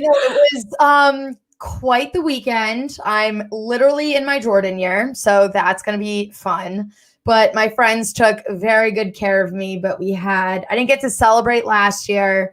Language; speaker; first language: English; native; English